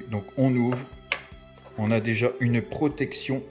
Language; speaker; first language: French; native; French